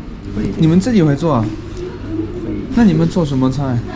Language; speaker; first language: Chinese; non-native, fluent; English